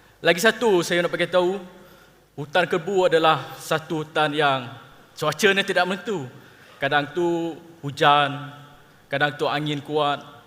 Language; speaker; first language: Malay; non-native, local second language; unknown